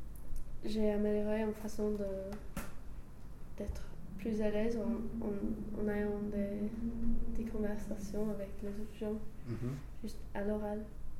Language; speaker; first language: French; non-native, fluent; English